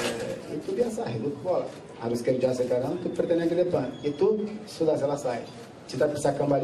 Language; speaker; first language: Indonesian; non-native, learner; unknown